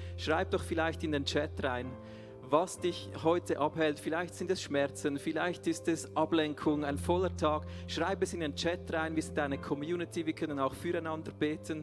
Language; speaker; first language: German; native; German